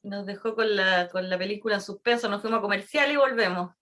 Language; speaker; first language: Spanish; native; Spanish